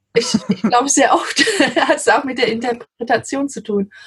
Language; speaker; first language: German; non-native, fluent; English